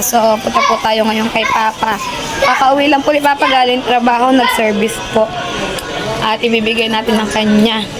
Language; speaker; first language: Filipino; native; Filipino